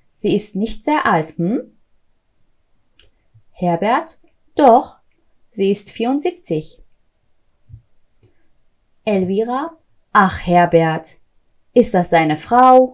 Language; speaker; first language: German; non-native, fluent; Persian